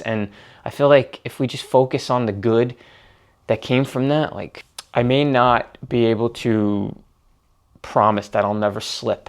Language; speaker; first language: English; native; English